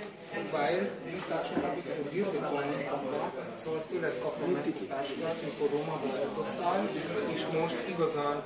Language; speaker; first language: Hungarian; non-native, learner; German